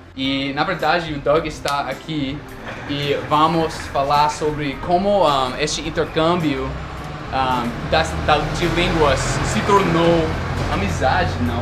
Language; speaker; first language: Portuguese; non-native, fluent; English